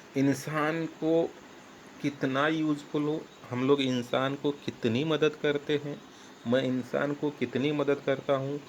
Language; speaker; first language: Hindi; non-native, local second language; Marathi